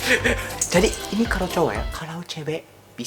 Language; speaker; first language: Indonesian; non-native, learner; Japanese